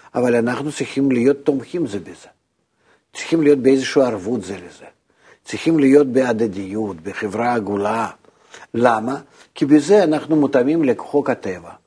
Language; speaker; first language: Hebrew; non-native, fluent; Russian